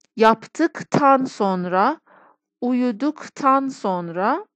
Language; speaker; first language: Turkish; non-native, fluent; Persian